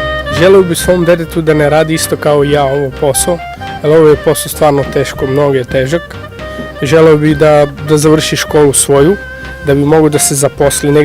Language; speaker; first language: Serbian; non-native, local second language; Romany